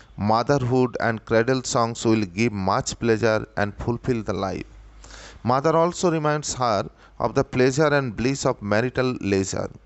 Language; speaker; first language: English; non-native, local second language; Bangla